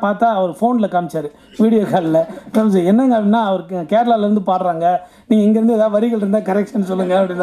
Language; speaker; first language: Tamil; native; Tamil